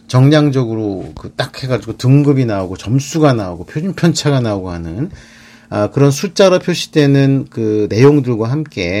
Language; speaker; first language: Korean; native; Korean